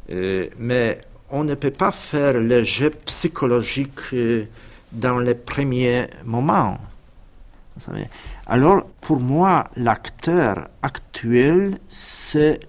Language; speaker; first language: French; non-native, fluent; Polish